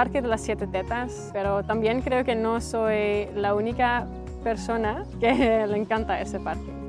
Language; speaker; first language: Spanish; non-native, fluent; Dutch